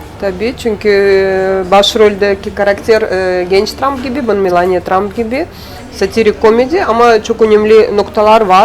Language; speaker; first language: Turkish; non-native, learner; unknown